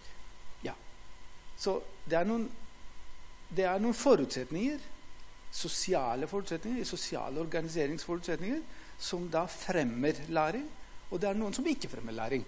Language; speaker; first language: Norwegian; non-native, fluent; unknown